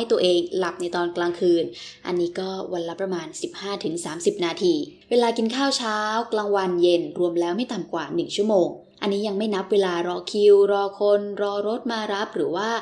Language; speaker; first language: Thai; native; Thai